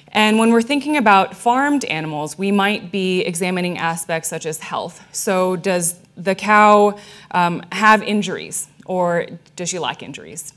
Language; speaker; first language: English; native; English